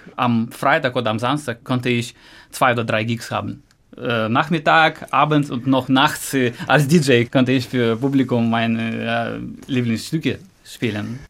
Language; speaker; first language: German; non-native, learner; Russian